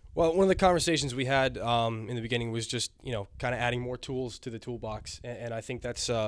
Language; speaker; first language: English; native; English